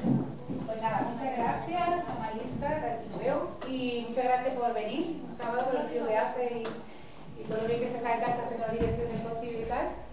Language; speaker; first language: Spanish; native; Spanish